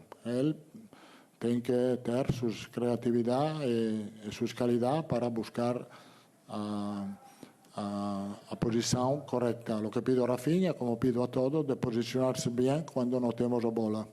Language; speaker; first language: Portuguese; non-native, learner; Italian